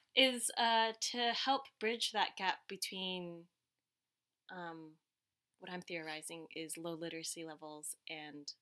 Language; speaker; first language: English; early bilingual, other home language; Cantonese